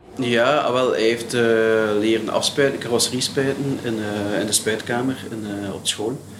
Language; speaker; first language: Dutch; native; Dutch